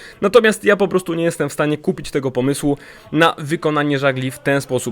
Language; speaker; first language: Polish; native; Polish